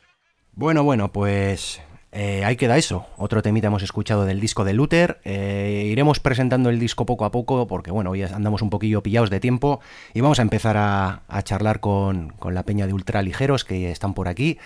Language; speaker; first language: Spanish; native; Spanish